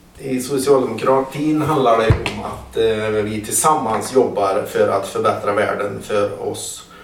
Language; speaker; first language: Swedish; native; Swedish